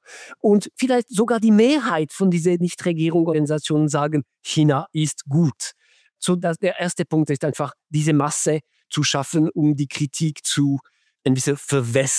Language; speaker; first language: German; non-native, fluent; French